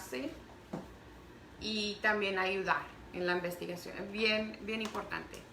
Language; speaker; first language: Spanish; early bilingual, heritage; Spanish